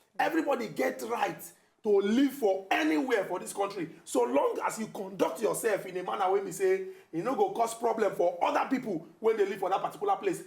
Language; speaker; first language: Nigerian Pidgin; non-native, local second language; Igbo